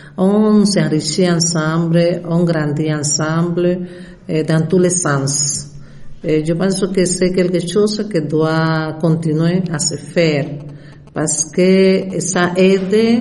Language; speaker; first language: French; non-native, fluent; Spanish